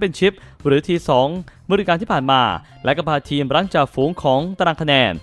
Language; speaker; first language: Thai; native; Thai